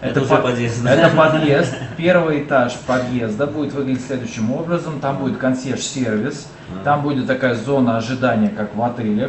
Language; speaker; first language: Russian; native; Russian